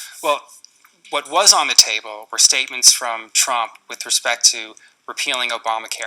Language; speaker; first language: English; native; English